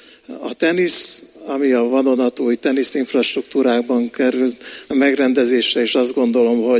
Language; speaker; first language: Hungarian; native; Hungarian